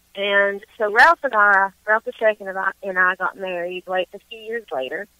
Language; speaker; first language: English; native; English